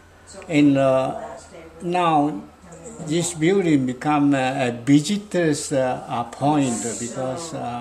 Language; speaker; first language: English; non-native, learner; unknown